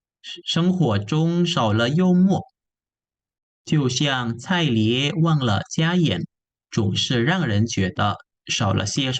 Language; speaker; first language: Chinese; non-native, fluent; Indonesian